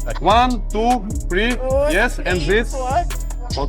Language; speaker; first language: English; non-native, learner; Russian